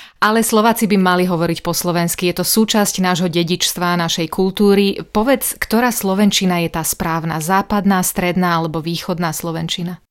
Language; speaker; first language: Slovak; native; Slovak